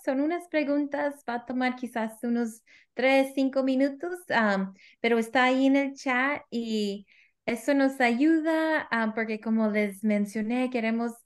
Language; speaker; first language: Spanish; early bilingual, heritage; Spanish